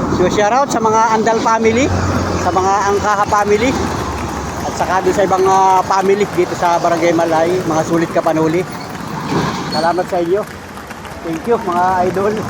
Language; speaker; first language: Filipino; native; Filipino